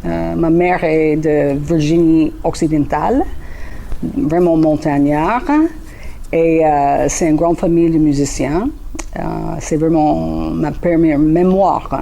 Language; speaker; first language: French; non-native, learner; English